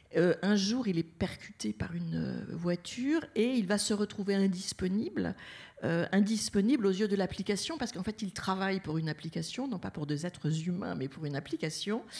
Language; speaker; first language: French; native; French